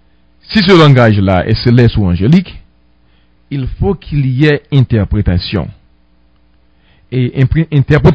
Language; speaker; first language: French; non-native, local second language; Haitian Creole